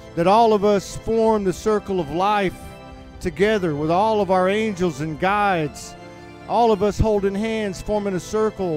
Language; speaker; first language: English; native; English